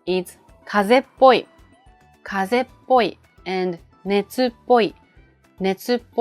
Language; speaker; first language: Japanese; native; Japanese